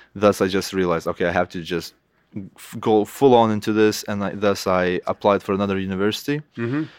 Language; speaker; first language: English; non-native, fluent; Lithuanian